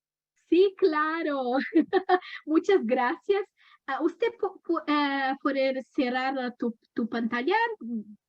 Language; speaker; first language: Spanish; non-native, learner; Portuguese